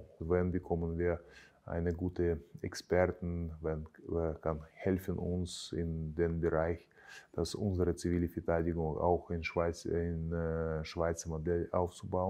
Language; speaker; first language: German; non-native, fluent; Russian